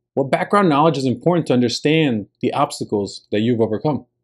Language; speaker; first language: English; early bilingual, other home language; Spanish